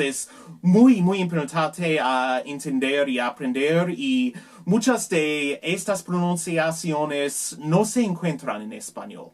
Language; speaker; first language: Spanish; non-native, learner; English